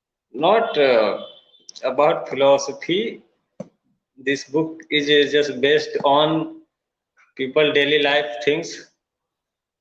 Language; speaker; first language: English; non-native, learner; Hindi